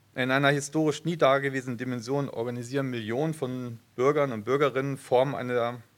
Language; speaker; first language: German; native; German